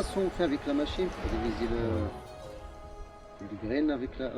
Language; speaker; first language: French; non-native, learner; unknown